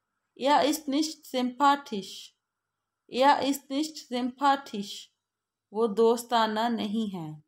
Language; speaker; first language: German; non-native, fluent; Urdu